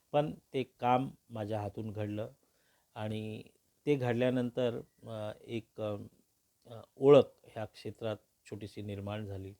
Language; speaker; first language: Marathi; non-native, local second language; Hindi